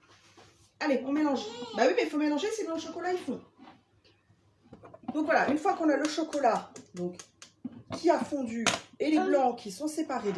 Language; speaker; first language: French; native; French